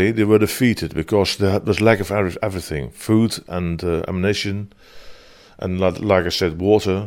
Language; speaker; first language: English; non-native, fluent; Dutch